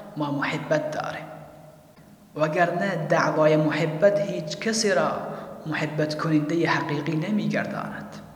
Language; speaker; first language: Persian; native; Persian